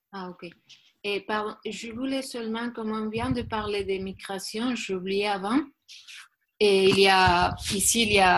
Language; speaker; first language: French; non-native, learner; Spanish